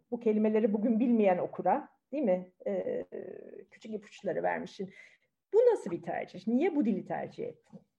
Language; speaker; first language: Turkish; native; Turkish